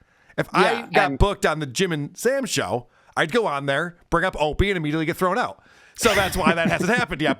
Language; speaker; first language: English; native; English